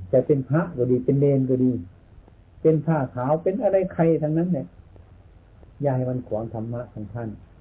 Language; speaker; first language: Thai; native; Thai